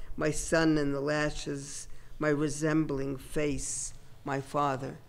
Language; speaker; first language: English; native; English